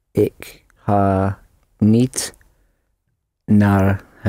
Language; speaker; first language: Dutch; non-native, learner; English